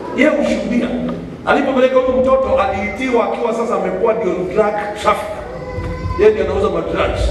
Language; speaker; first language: Swahili; non-native, local second language; Kamba